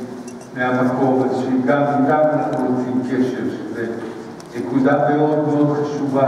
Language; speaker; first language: Hebrew; early bilingual, other home language; Spanish